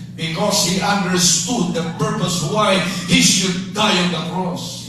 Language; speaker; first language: English; non-native, local second language; Filipino